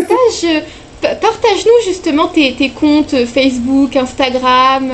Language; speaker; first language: French; native; French